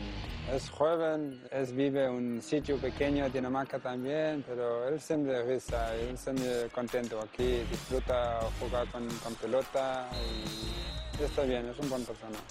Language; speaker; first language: Spanish; non-native, learner; Danish